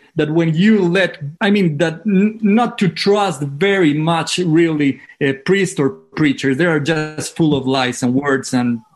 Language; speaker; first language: English; non-native, fluent; Spanish